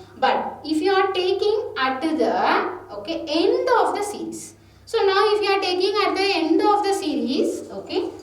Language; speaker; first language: English; non-native, local second language; Tamil